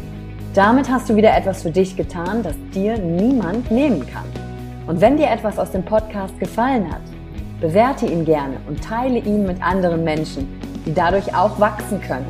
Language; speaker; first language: German; native; German